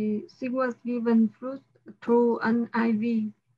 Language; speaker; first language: English; non-native, learner; Vietnamese